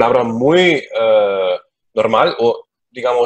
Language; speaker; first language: Spanish; non-native, learner; German